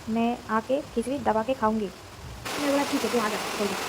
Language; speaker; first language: Hindi; non-native, local second language; Bangla